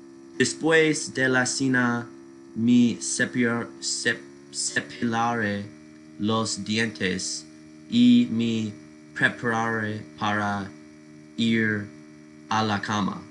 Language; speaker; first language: Spanish; non-native, learner; English